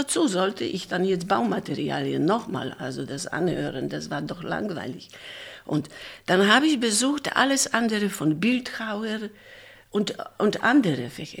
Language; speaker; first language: German; non-native, fluent; Polish